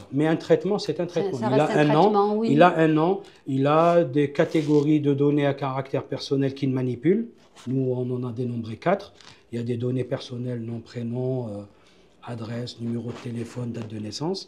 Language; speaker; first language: French; non-native, local second language; Arabic